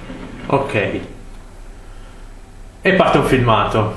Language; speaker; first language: Italian; native; Italian